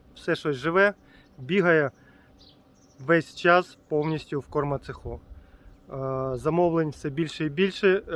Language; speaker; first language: Ukrainian; native; Ukrainian